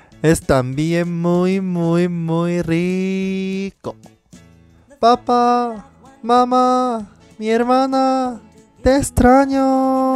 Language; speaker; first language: Spanish; non-native, learner; Korean